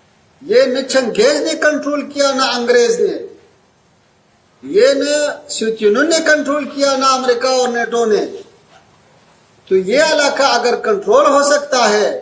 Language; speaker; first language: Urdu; non-native, fluent; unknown